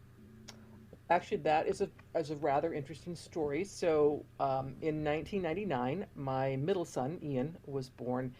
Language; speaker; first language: English; native; English